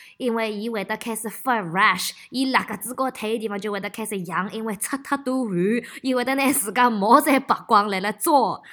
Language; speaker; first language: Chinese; early bilingual, heritage; Chinese